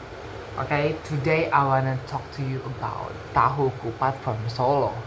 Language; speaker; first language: English; non-native, learner; Indonesian